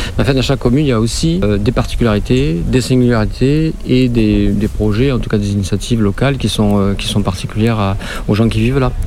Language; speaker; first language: French; native; French